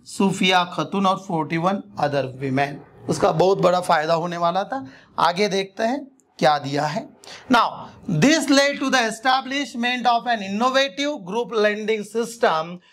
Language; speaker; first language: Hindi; non-native, local second language; Marathi